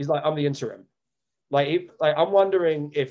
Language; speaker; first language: English; native; English